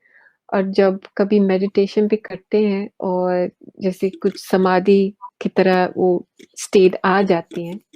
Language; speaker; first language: Hindi; early bilingual, heritage; Hindi